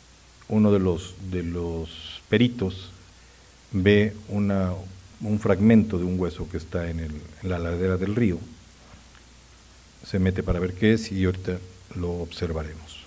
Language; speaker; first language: Spanish; native; Spanish